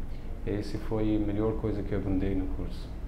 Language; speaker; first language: Portuguese; non-native, learner; Arabic